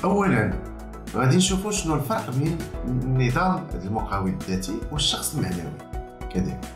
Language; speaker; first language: Arabic; native; Arabic